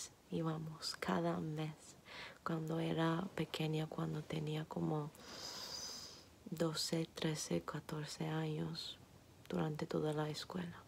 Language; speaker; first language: Spanish; non-native, fluent; Turkish